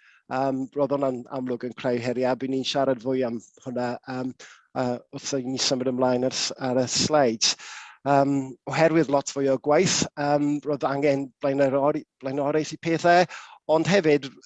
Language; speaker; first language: Welsh; non-native, local second language; English